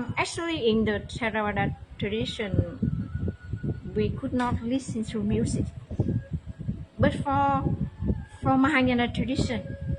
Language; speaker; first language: English; non-native, learner; Vietnamese